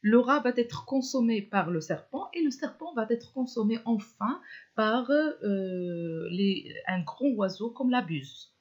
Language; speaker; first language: French; non-native, local second language; Arabic